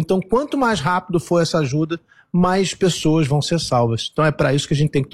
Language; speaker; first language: Portuguese; native; Portuguese